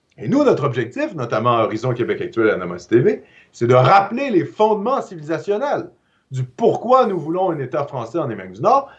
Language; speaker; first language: French; native; French